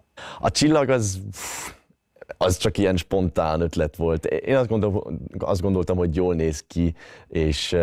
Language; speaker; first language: Hungarian; early bilingual, heritage; Hungarian